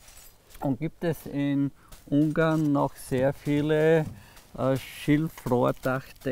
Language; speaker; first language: German; native; German